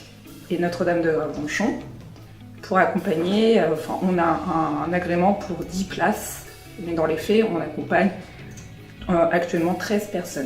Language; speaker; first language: French; native; French